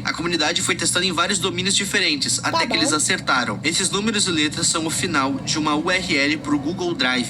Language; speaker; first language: Portuguese; native; Portuguese